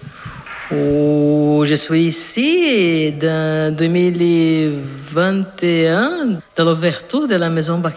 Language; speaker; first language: French; non-native, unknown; Portuguese